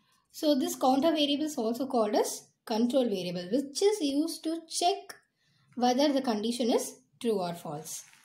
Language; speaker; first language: English; non-native, local second language; Tamil